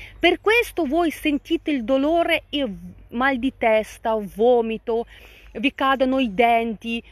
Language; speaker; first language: Italian; non-native, fluent; Russian